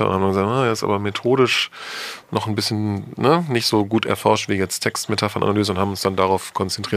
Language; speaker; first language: German; native; German